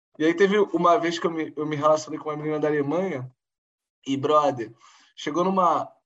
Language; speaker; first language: Portuguese; native; Portuguese